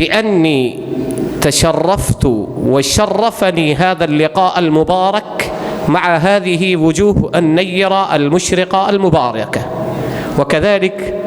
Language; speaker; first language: Arabic; non-native, fluent; Urdu